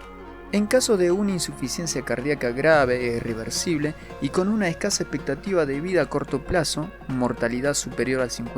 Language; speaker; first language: Spanish; native; Spanish